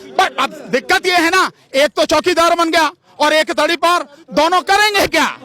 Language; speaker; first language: Hindi; native; Hindi